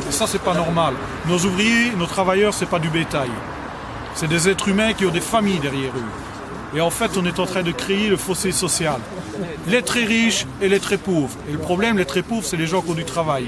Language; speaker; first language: French; native; French